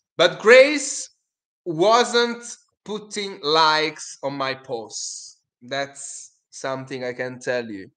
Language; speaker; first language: English; non-native, fluent; Italian